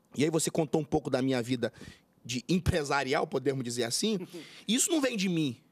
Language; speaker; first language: Portuguese; native; Portuguese